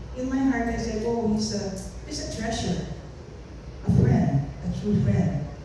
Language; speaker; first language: English; non-native, local second language; Filipino